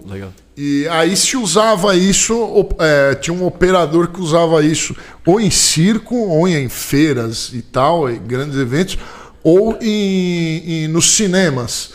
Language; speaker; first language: Portuguese; native; Portuguese